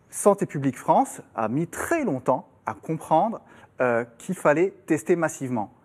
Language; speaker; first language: French; non-native, fluent; German